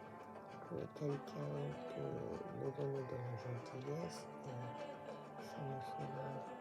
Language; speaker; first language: French; non-native, learner; Japanese